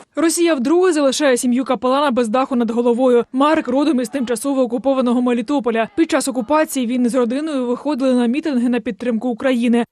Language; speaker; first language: Ukrainian; native; Ukrainian